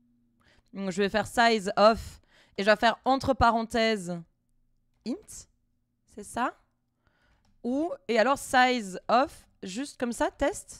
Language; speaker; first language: French; native; French